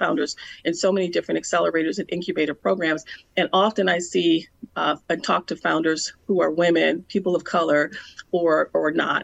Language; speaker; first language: English; native; English